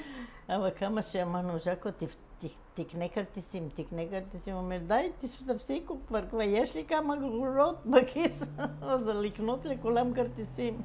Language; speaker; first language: Hebrew; non-native, fluent; Bulgarian